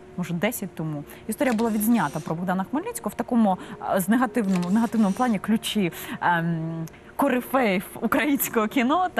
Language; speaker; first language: Ukrainian; native; Ukrainian